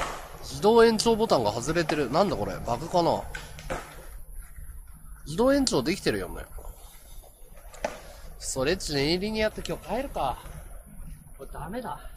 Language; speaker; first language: Japanese; native; Japanese